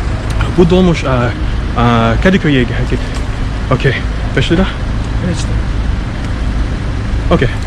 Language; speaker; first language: Turkish; non-native, learner; English